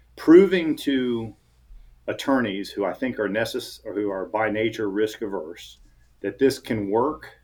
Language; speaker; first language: English; native; English